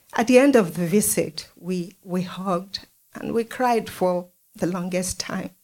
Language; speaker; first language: English; non-native, local second language; Yoruba